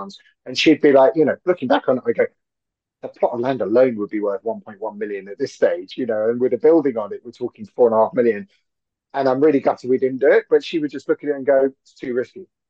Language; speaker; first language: English; native; English